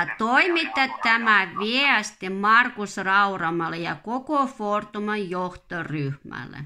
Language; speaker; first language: Finnish; non-native, fluent; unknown